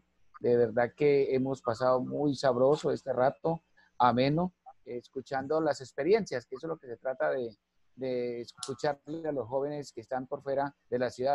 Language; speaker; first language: Spanish; native; Spanish